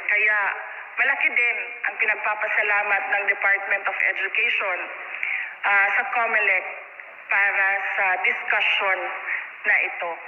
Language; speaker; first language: Filipino; non-native, local second language; Cebuano